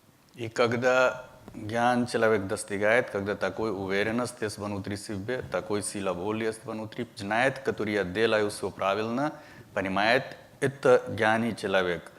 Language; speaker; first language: Russian; non-native, learner; Hindi